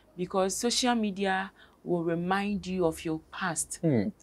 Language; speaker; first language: English; non-native, local second language; Akan